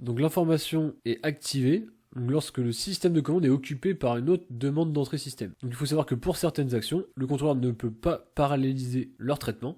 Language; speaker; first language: French; native; French